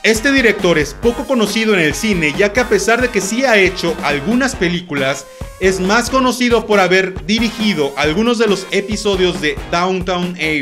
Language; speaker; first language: Spanish; native; Spanish